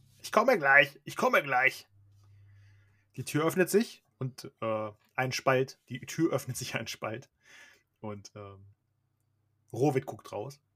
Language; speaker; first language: German; native; German